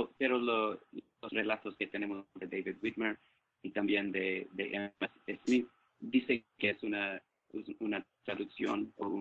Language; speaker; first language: Spanish; non-native, fluent; English